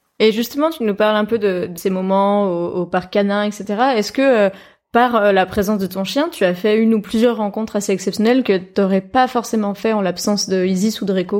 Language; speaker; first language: French; native; French